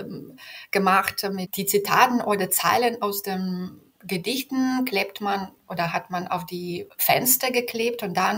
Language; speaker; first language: German; non-native, fluent; Belarusian